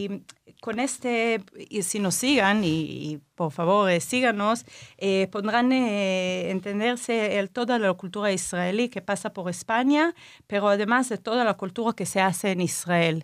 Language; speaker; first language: Spanish; non-native, fluent; Hebrew